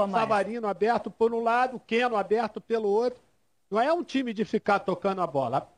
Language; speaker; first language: Portuguese; native; Portuguese